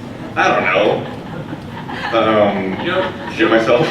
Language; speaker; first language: English; native; English